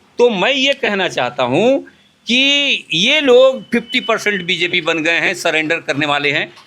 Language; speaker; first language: Hindi; native; Hindi